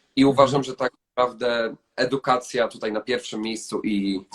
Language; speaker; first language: Polish; native; Polish